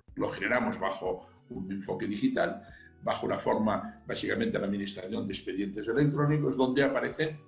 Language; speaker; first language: Spanish; non-native, local second language; Catalan